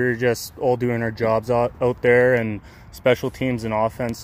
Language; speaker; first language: English; native; English